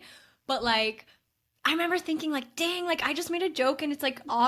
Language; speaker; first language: English; native; English